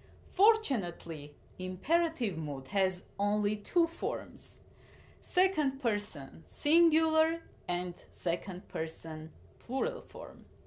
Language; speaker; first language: English; non-native, fluent; Armenian